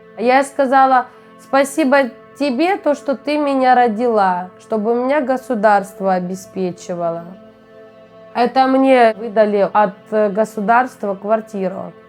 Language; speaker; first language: Russian; native; Russian